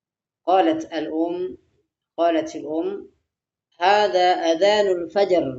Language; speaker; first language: Arabic; non-native, fluent; Indonesian